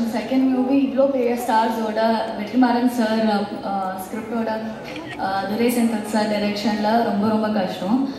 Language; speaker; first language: Tamil; non-native, fluent; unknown